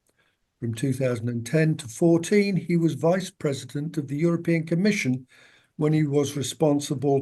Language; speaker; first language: English; native; English